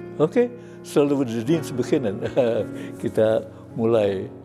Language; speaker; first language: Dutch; non-native, fluent; Indonesian